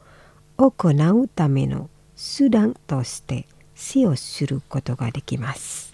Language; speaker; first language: Japanese; non-native, fluent; Indonesian